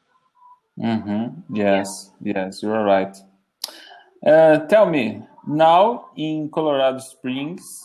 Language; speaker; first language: English; non-native, learner; Portuguese